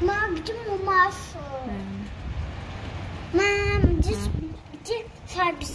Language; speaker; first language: Russian; early bilingual, other home language; Tajik